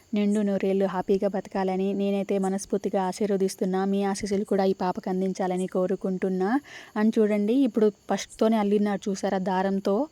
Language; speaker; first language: Telugu; non-native, local second language; Lambadi